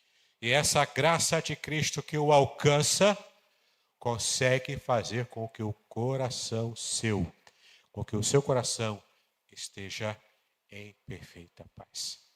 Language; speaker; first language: Portuguese; native; Portuguese